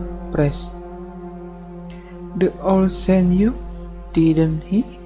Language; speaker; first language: English; non-native, learner; Indonesian